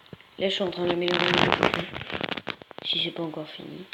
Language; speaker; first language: French; native; French